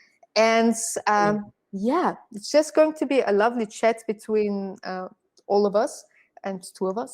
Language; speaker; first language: English; non-native, fluent; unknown